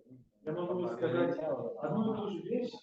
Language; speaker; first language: Russian; non-native, learner; Spanish